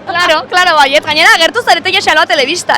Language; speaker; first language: Basque; native; Basque